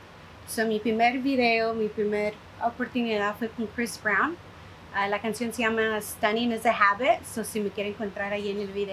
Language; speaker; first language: Spanish; early bilingual, heritage; Spanish